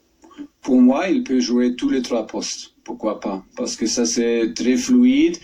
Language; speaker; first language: French; non-native, fluent; German